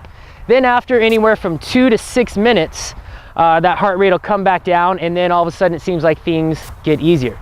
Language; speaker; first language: English; native; English